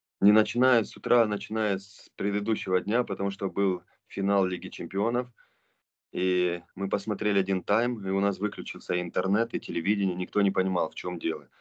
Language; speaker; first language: Russian; non-native, local second language; Romanian